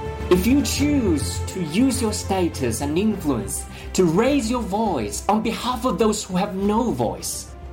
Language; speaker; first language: English; non-native, fluent; Chinese